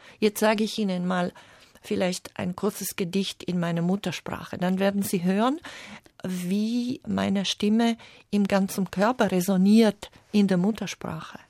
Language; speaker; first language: German; non-native, fluent; Slovak